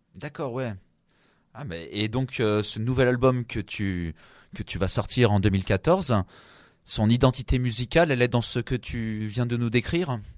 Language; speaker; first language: French; native; French